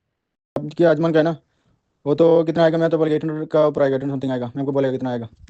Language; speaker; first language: Hindi; non-native, learner; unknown